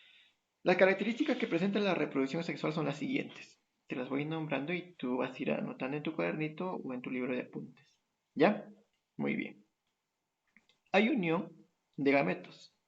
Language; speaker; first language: Spanish; native; Spanish